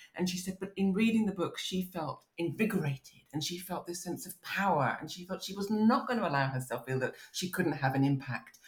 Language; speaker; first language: English; native; English